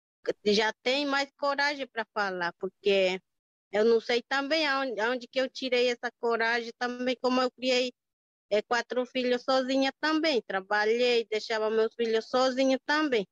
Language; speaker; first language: Portuguese; non-native, local second language; Guarani